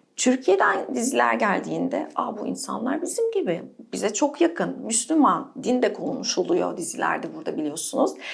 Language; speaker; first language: Turkish; non-native, fluent; Arabic